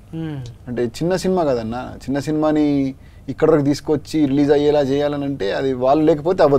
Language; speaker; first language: Telugu; native; Telugu